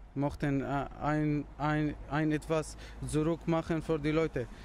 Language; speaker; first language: German; non-native, learner; Arabic